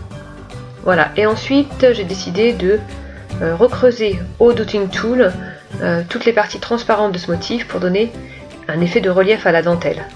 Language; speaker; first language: French; native; French